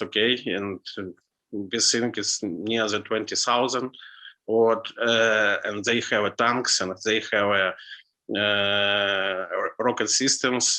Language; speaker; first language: English; non-native, learner; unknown